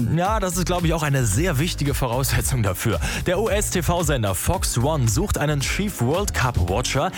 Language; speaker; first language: German; native; German